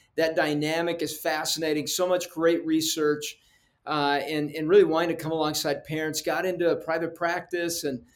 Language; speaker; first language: English; early bilingual, other home language; Spanish